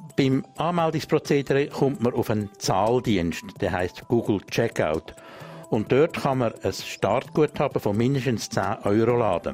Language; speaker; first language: German; non-native, local second language; Swiss German